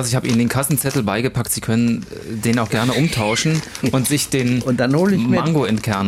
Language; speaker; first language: German; native; German